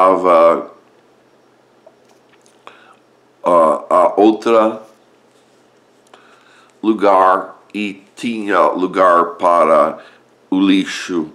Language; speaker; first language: Portuguese; non-native, learner; English